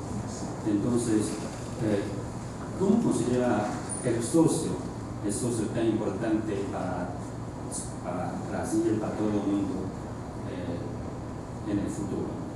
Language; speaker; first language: Spanish; non-native, fluent; Chinese